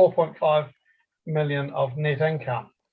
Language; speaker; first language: English; native; English